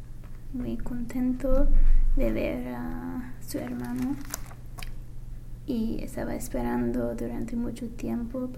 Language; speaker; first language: Spanish; non-native, learner; English